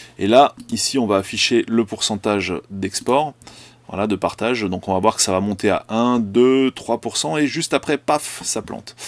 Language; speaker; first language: French; native; French